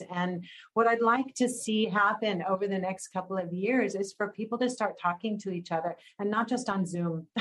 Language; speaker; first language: English; native; English